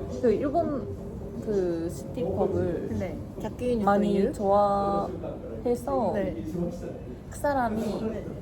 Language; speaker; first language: Korean; early bilingual, heritage; Korean